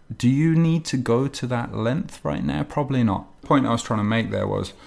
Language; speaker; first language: English; native; English